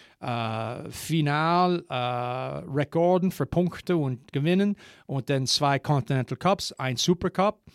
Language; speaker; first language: German; non-native, learner; English